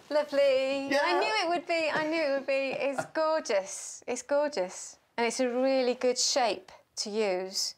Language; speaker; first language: English; native; English